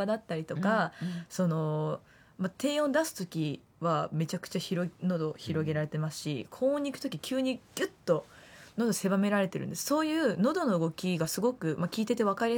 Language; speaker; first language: Japanese; native; Japanese